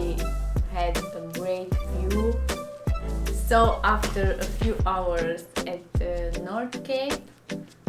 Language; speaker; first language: English; non-native, learner; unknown